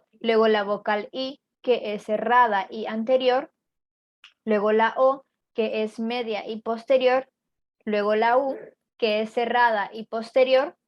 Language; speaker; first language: Spanish; native; Spanish